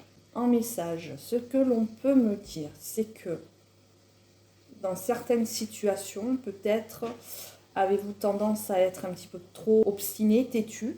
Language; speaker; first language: French; native; French